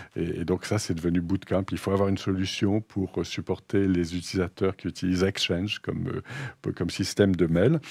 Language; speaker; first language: French; native; French